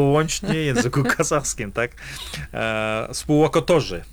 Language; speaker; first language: Polish; non-native, fluent; Kazakh